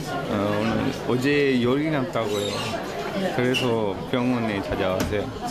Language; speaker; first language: Korean; non-native, fluent; Sinhala